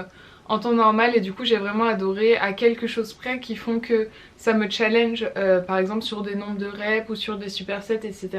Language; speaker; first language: French; native; French